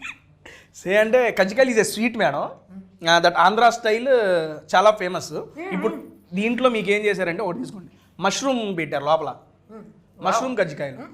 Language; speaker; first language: Telugu; native; Telugu